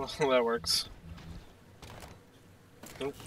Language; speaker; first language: English; native; English